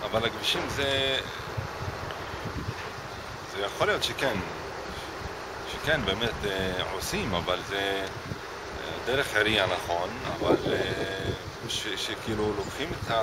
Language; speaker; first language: Hebrew; non-native, local second language; Arabic